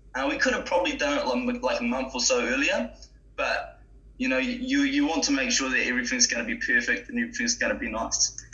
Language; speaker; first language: English; native; English